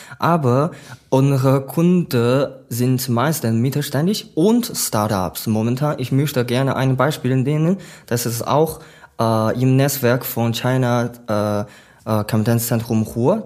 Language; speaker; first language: German; non-native, learner; Chinese